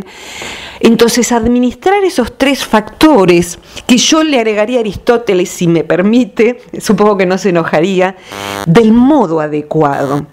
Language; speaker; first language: Spanish; native; Spanish